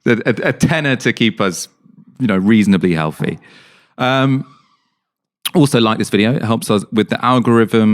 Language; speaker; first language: English; native; English